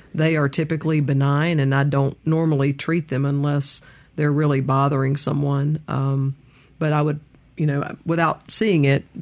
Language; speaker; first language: English; native; English